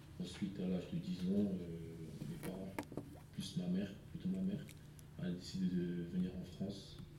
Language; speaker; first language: French; early bilingual, other home language; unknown